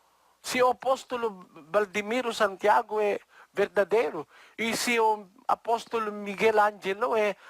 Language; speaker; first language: Portuguese; non-native, learner; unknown